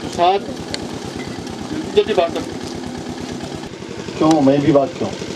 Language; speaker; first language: Hindi; native; Hindi